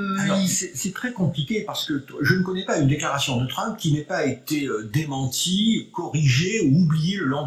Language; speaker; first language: French; native; French